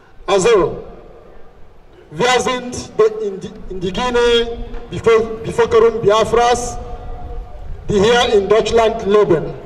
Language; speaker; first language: German; non-native, fluent; Igbo